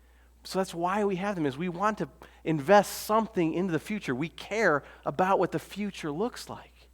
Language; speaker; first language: English; native; English